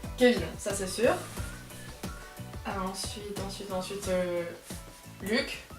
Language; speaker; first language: French; native; French